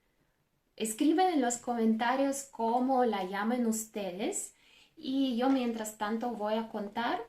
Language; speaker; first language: Spanish; non-native, fluent; Russian